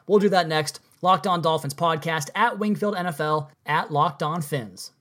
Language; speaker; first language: English; native; English